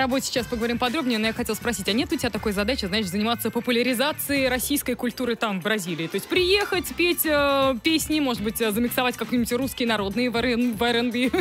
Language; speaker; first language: Russian; native; Russian